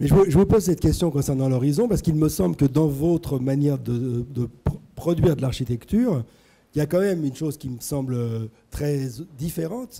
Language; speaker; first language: French; native; French